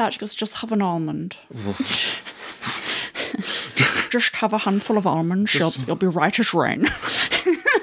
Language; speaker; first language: English; native; English